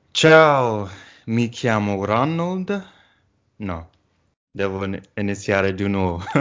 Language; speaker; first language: Italian; non-native, learner; English